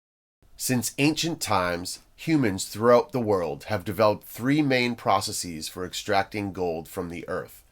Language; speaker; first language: English; native; English